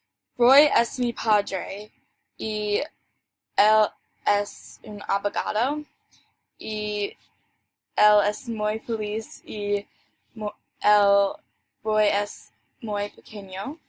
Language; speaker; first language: Spanish; non-native, learner; English